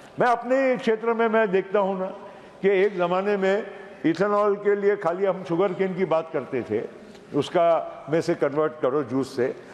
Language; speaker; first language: Hindi; non-native, local second language; Gujarati